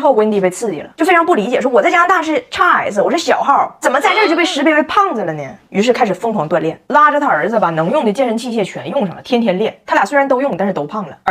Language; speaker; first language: Chinese; native; Chinese